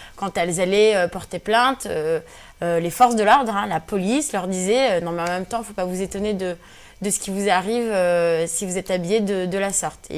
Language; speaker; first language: French; early bilingual, other home language; Kabyle